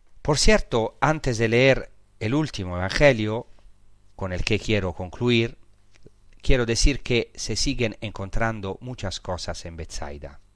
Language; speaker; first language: Spanish; non-native, fluent; Italian